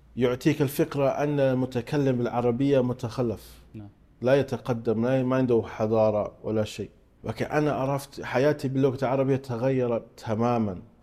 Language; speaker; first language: Arabic; non-native, fluent; English